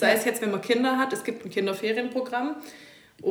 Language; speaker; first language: German; native; German